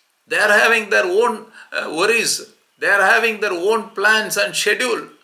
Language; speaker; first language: English; non-native, local second language; Tamil